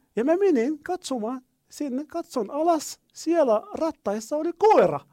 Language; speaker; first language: Finnish; non-native, learner; Arabic